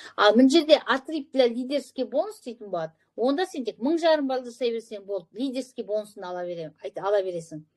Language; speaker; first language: Russian; non-native, local second language; Kazakh